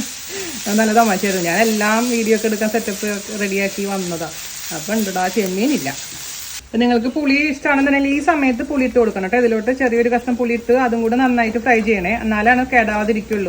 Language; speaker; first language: Malayalam; native; Malayalam